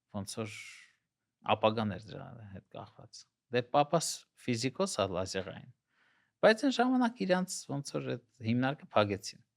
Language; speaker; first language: Armenian; non-native, local second language; Russian